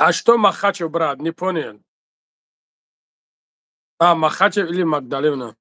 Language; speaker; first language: Russian; non-native, learner; Tajik